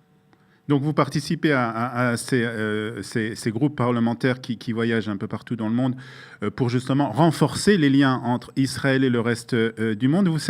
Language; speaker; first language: French; native; French